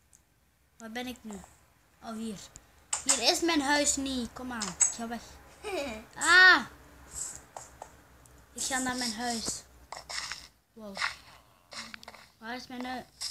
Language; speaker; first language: Dutch; early bilingual, other home language; Turkish